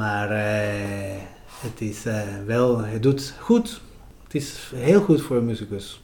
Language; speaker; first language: Dutch; non-native, fluent; Spanish